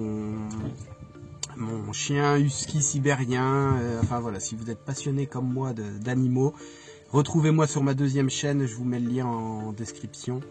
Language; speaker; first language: French; native; French